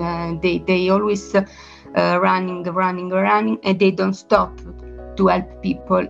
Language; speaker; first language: English; non-native, learner; Italian